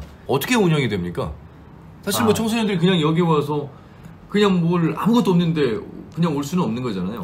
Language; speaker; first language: Korean; native; Korean